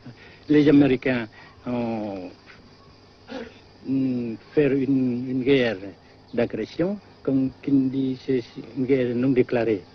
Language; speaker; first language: French; non-native, local second language; Vietnamese